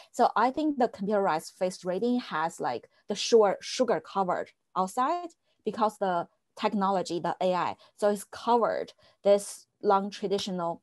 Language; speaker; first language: English; non-native, fluent; Chinese